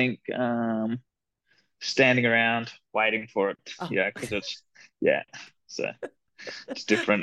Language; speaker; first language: English; native; English